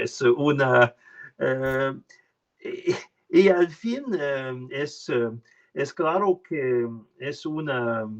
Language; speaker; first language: Spanish; non-native, learner; French